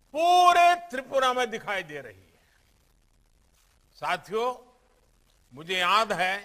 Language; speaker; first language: Hindi; non-native, local second language; Gujarati